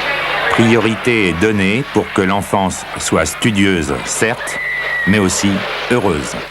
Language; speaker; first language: French; native; French